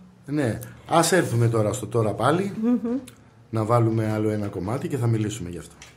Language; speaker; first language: Greek; native; Greek